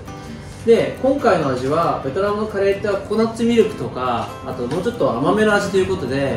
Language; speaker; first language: Japanese; native; Japanese